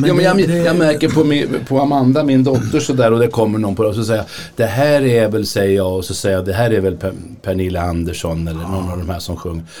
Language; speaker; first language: Swedish; native; Swedish